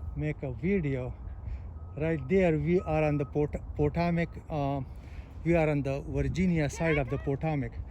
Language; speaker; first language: English; non-native, local second language; Hindi